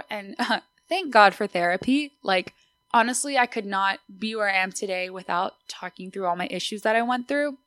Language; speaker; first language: English; early bilingual, other home language; Spanish